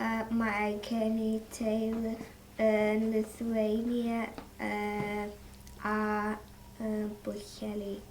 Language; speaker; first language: Welsh; non-native, learner; Lithuanian